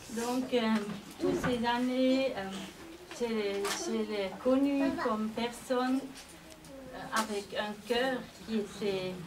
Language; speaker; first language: French; non-native, fluent; German